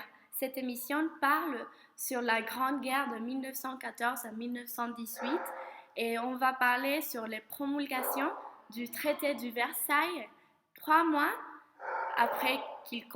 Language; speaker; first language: French; non-native, learner; Spanish